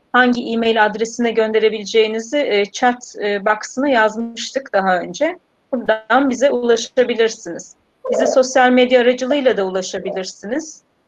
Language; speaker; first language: Turkish; native; Turkish